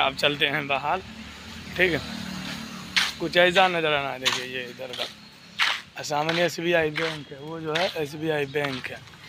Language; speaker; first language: Hindi; non-native, local second language; Bangla